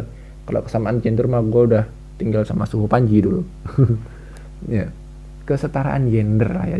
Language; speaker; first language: Indonesian; native; Indonesian